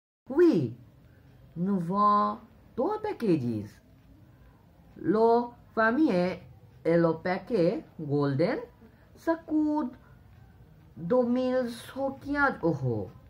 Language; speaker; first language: French; non-native, learner; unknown